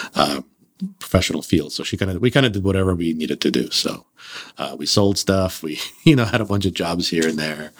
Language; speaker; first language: English; early bilingual, other home language; Russian